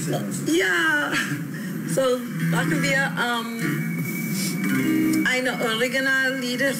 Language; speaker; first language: German; non-native, learner; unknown